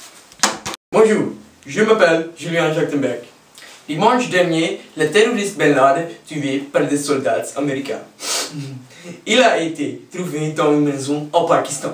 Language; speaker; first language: French; non-native, learner; English